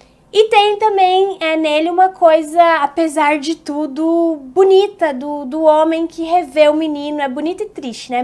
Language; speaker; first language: Portuguese; native; Portuguese